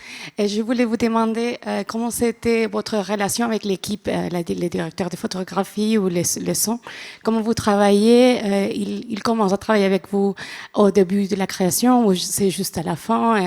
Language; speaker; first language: French; non-native, learner; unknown